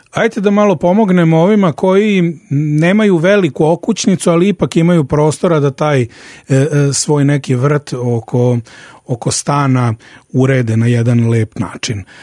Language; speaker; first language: Serbian; native; Serbian